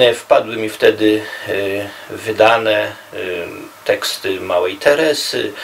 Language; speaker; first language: Polish; native; Polish